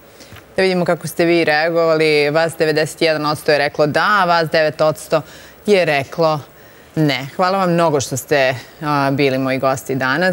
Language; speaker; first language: Serbian; native; Serbian